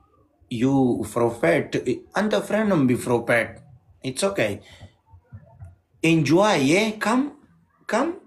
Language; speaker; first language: English; non-native, learner; Pashto